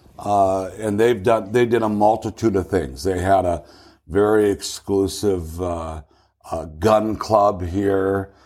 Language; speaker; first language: English; native; English